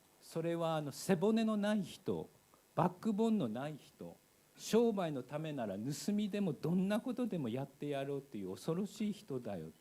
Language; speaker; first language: Japanese; native; Japanese